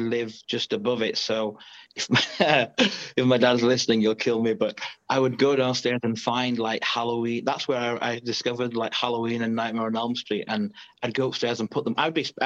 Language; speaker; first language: English; native; English